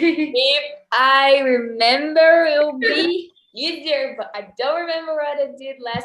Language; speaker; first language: English; non-native, learner; Portuguese